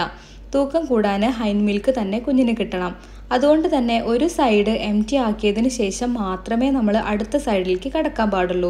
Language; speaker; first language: Malayalam; native; Malayalam